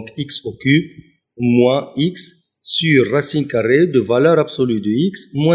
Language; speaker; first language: French; non-native, local second language; Arabic